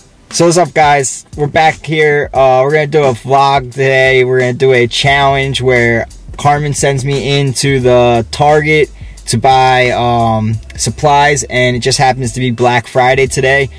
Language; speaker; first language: English; native; English